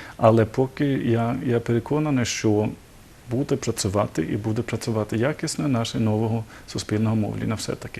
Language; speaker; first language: Ukrainian; non-native, learner; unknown